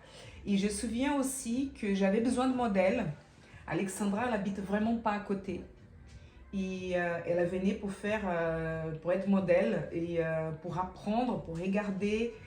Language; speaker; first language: French; non-native, fluent; Portuguese